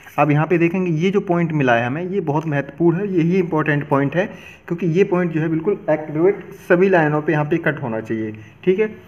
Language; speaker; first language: Hindi; native; Hindi